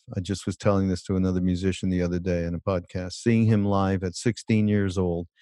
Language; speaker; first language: English; native; English